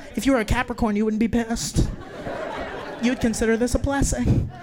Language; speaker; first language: English; native; English